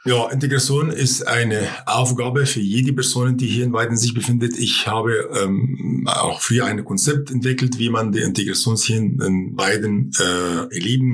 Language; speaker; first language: German; non-native, fluent; Arabic